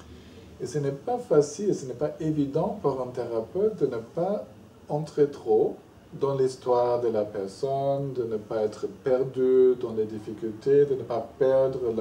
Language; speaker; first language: French; non-native, fluent; German